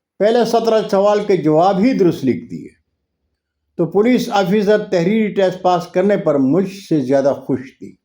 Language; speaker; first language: Urdu; non-native, local second language; Punjabi